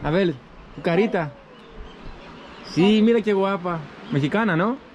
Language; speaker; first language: Spanish; non-native, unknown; Greek